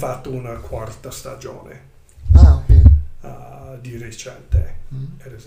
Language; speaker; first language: Italian; non-native, learner; English